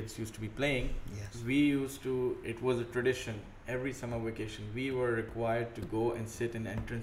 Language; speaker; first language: English; non-native, local second language; Urdu